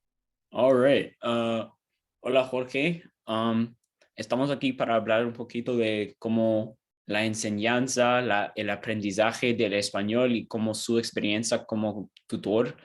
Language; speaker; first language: Spanish; non-native, learner; English